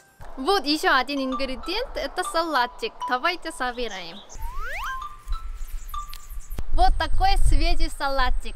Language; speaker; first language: Russian; non-native, fluent; Korean